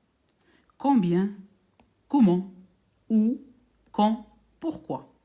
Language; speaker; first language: French; non-native, local second language; Arabic